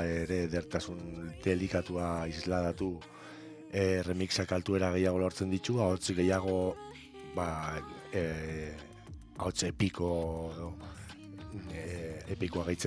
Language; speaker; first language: Basque; native; Basque